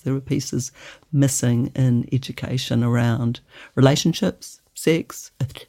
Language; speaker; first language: English; native; English